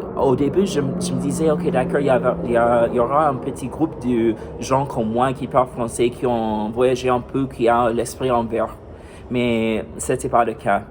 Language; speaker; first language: French; non-native, fluent; English